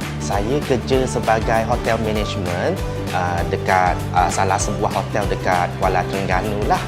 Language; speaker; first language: Malay; native; Malay